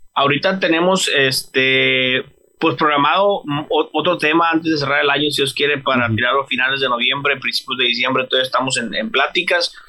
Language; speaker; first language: Spanish; native; Spanish